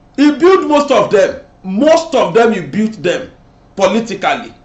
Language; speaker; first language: English; non-native, local second language; Yoruba